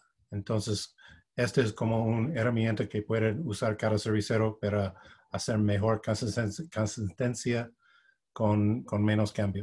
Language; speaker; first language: Spanish; non-native, fluent; English